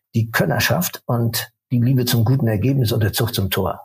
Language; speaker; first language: German; native; German